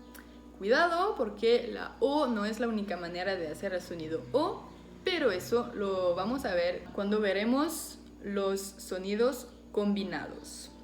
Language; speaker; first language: Spanish; non-native, fluent; French